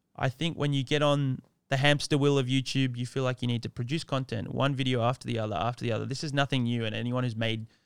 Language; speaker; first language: English; native; English